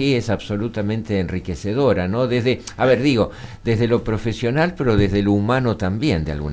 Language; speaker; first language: Spanish; native; Spanish